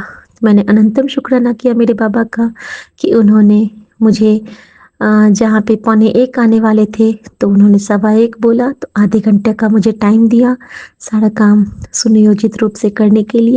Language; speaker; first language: Hindi; native; Hindi